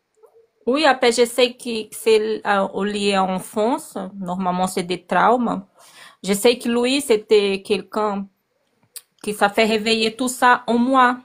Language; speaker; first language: French; non-native, learner; Portuguese